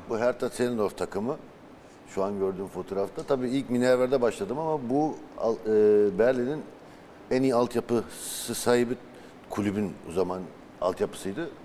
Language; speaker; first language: Turkish; early bilingual, heritage; Turkish